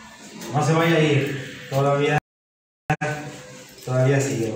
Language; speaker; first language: Spanish; native; Spanish